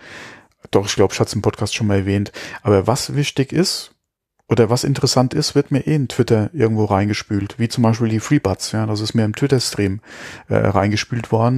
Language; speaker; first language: German; native; German